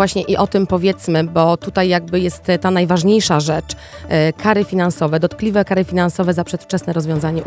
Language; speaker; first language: Polish; native; Polish